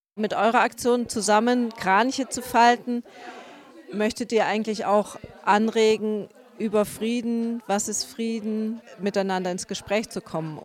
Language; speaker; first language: German; native; German